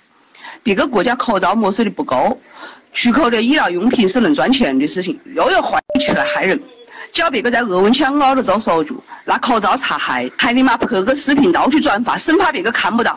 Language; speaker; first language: Chinese; native; Chinese